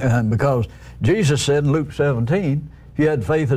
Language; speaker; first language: English; native; English